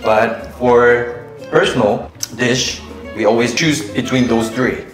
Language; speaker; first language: English; non-native, fluent; Korean